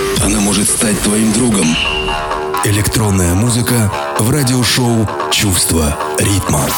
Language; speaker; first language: Russian; native; Russian